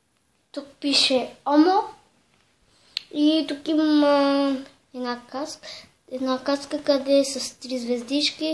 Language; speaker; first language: Bulgarian; early bilingual, heritage; Bulgarian